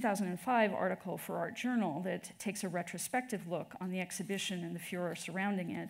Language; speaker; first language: English; native; English